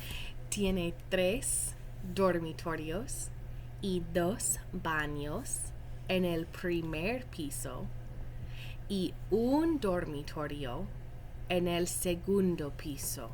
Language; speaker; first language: Spanish; non-native, fluent; English